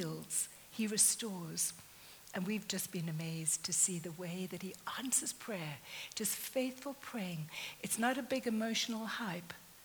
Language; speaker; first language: English; native; English